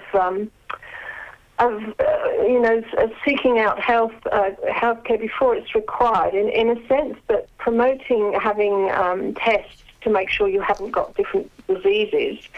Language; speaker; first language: English; native; English